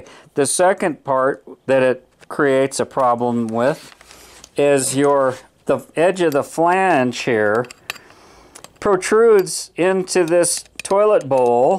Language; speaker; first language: English; native; English